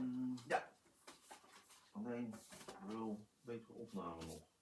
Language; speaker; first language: Dutch; native; Dutch